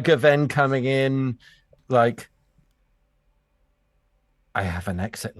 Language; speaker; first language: English; native; English